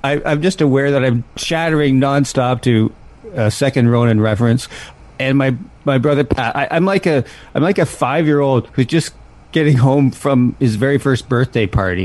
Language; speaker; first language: English; native; English